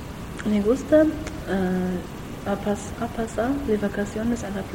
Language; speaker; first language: Spanish; non-native, learner; German